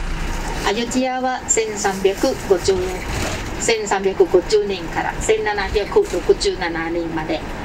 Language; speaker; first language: Japanese; non-native, fluent; Thai